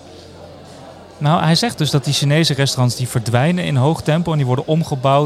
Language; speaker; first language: Dutch; native; Dutch